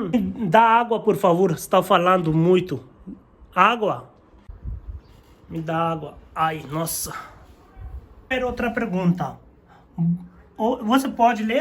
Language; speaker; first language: Portuguese; non-native, learner; Hindi